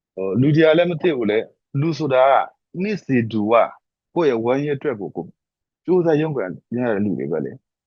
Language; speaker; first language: Burmese; non-native, local second language; S'gaw Karen